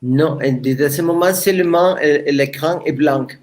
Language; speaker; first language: French; non-native, learner; Spanish